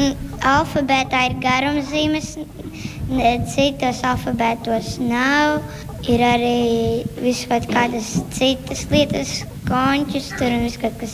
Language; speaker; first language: Latvian; early bilingual, heritage; Latvian